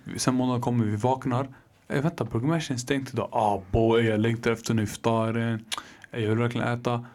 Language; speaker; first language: Swedish; early bilingual, other home language; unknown